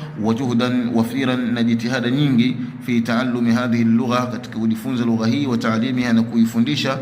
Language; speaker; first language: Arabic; non-native, fluent; Swahili